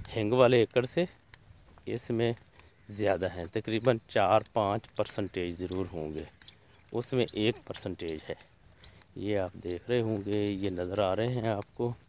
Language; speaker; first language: Urdu; non-native, local second language; Punjabi